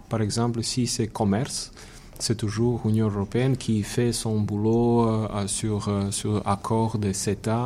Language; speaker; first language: French; non-native, fluent; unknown